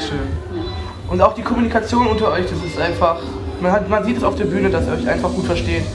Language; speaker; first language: German; native; German